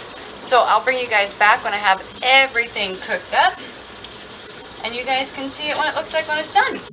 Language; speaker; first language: English; native; English